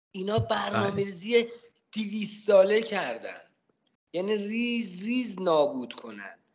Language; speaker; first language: Persian; native; Persian